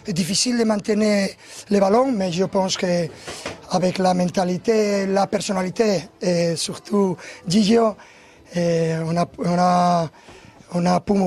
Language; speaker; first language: French; non-native, learner; Spanish